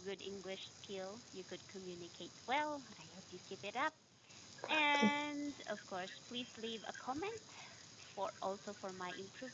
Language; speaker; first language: English; non-native, fluent; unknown